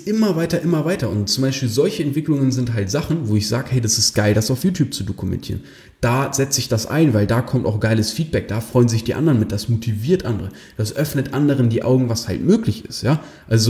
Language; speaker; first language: German; native; German